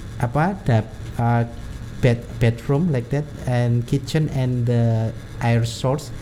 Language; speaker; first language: English; non-native, learner; Indonesian